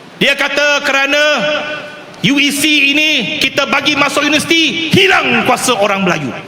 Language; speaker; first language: Malay; non-native, local second language; Chinese